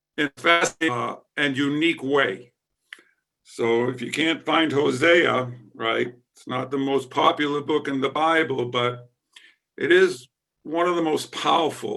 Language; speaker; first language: English; native; English